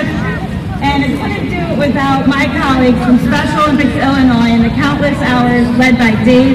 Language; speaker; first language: English; native; English